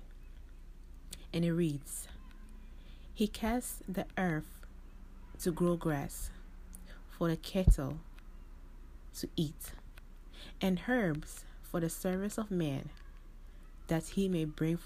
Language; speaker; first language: English; non-native, local second language; Akan